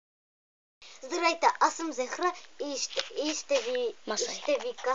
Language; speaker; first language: Bulgarian; early bilingual, heritage; Bulgarian